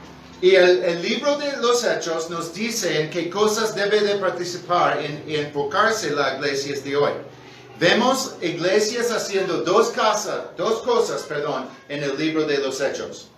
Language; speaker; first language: Spanish; non-native, fluent; English